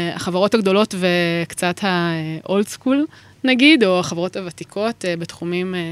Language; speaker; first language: Hebrew; native; Hebrew